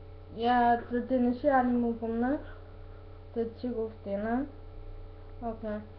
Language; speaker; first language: Danish; non-native, learner; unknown